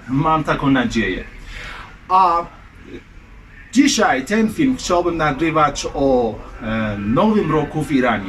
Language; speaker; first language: Polish; non-native, learner; Persian